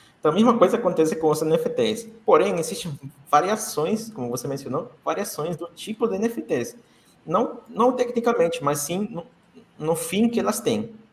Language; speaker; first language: Portuguese; non-native, fluent; Spanish